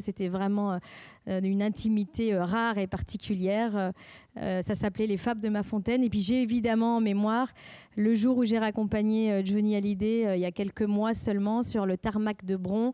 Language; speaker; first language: French; native; French